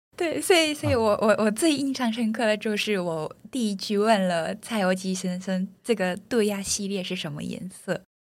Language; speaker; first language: Chinese; non-native, fluent; Japanese